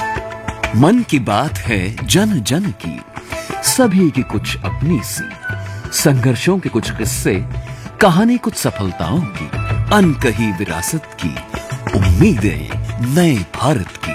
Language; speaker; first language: Hindi; native; Hindi